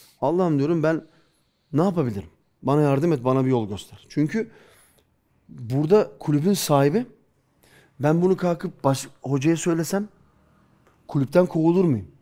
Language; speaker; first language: Turkish; early bilingual, heritage; Turkish